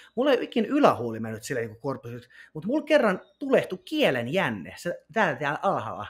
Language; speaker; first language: Finnish; native; Finnish